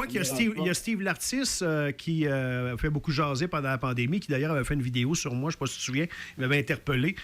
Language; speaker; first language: French; native; French